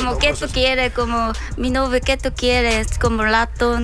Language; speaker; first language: Spanish; non-native, learner; Korean